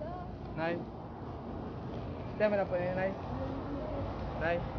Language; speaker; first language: Filipino; non-native, local second language; Bikol